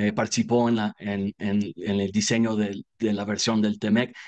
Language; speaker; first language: Spanish; non-native, fluent; English